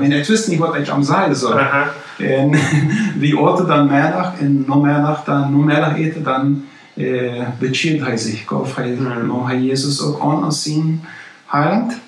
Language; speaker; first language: German; non-native, learner; Plautdietsch